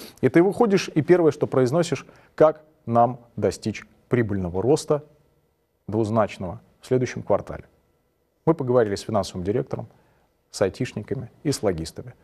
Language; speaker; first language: Russian; native; Russian